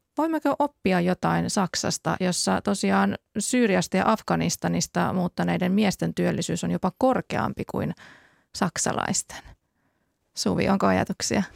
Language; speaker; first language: Finnish; native; Finnish